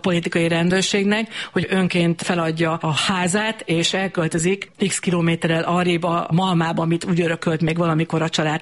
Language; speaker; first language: Hungarian; native; Hungarian